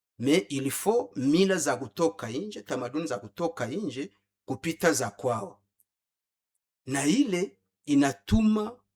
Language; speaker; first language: Swahili; non-native, local second language; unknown